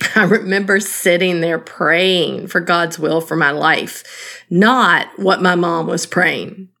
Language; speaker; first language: English; native; English